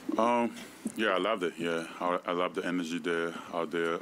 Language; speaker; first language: English; non-native, fluent; Japanese